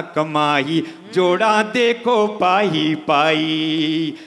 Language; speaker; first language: Hindi; native; Hindi